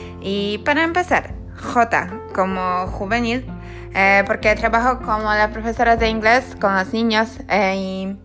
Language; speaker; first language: Spanish; non-native, learner; Polish